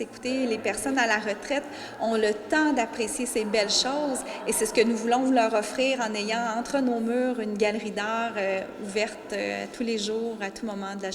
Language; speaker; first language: French; native; French